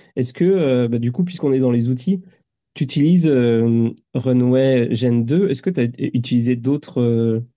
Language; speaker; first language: French; native; French